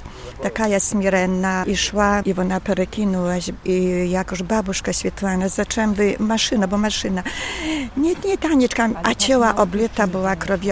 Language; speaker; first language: Polish; non-native, local second language; Belarusian